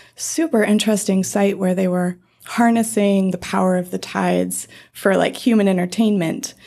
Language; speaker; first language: English; native; English